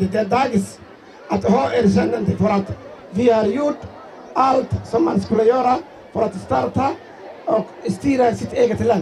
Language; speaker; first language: Swedish; non-native, learner; Somali